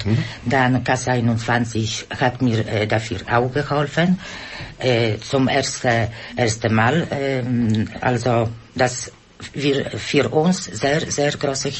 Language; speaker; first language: German; non-native, learner; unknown